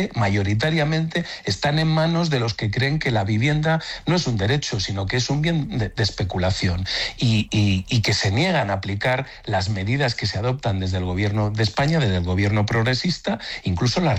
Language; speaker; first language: Spanish; native; Spanish